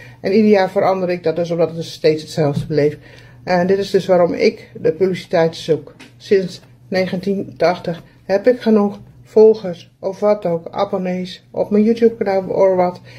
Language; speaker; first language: Dutch; native; Dutch